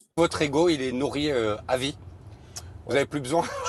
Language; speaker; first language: French; native; French